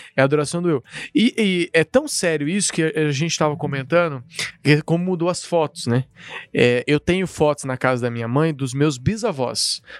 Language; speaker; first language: Portuguese; native; Portuguese